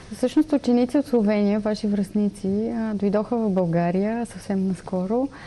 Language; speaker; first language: Bulgarian; native; Bulgarian